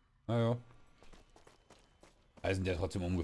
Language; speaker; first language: German; native; German